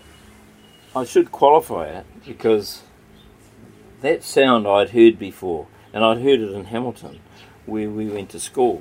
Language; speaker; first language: English; native; English